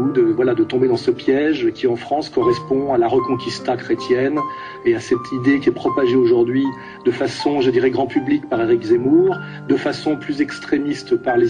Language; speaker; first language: French; native; French